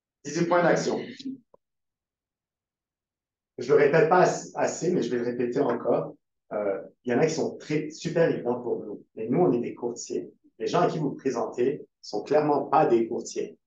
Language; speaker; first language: French; native; French